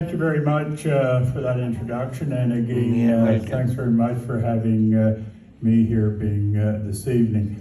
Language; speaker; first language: English; native; English